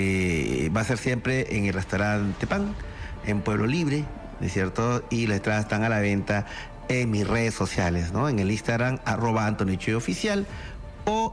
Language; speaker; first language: Spanish; native; Spanish